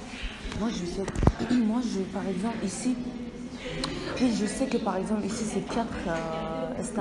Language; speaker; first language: French; non-native, learner; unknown